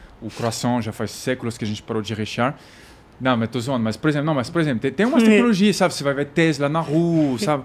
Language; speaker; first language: Portuguese; non-native, fluent; French